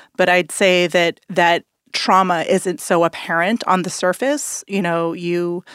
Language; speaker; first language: English; native; English